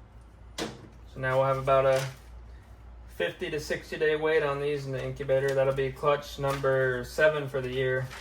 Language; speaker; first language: English; native; English